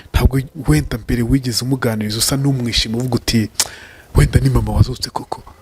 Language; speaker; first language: Kinyarwanda; native; Kinyarwanda